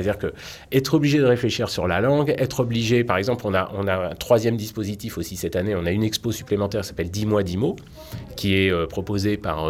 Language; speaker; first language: French; native; French